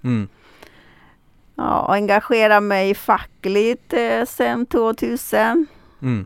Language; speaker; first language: Swedish; non-native, fluent; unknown